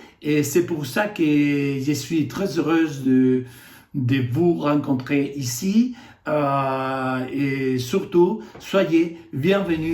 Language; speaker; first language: French; non-native, fluent; Spanish